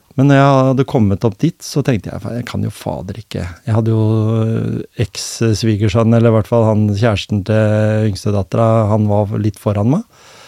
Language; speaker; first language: Norwegian; native; Norwegian